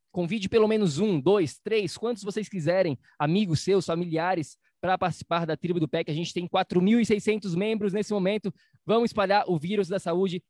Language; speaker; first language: Portuguese; native; Portuguese